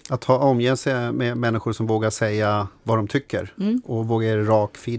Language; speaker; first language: Swedish; native; Swedish